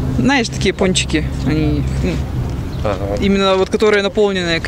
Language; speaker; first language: Russian; native; Russian